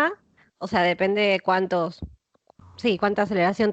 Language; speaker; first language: Spanish; native; Spanish